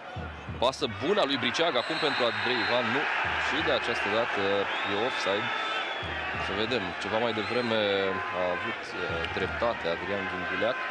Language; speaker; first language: Romanian; native; Romanian